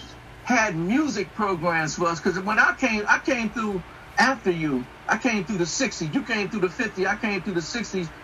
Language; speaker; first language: English; native; English